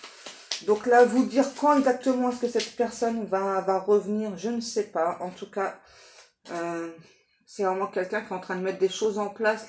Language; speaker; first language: French; native; French